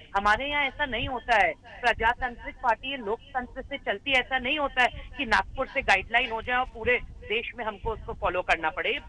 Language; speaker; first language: Hindi; native; Hindi